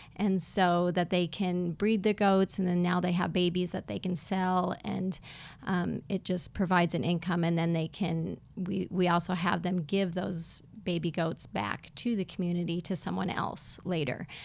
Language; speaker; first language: English; native; English